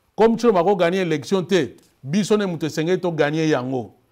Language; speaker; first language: French; non-native, local second language; Lingala